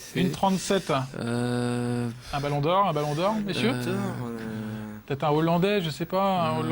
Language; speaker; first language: French; native; French